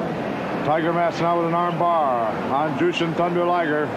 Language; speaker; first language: English; native; English